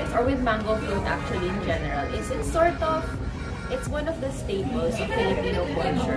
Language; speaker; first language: English; non-native, local second language; Cebuano